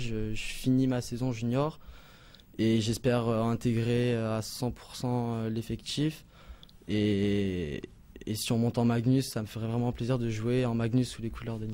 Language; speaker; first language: French; native; French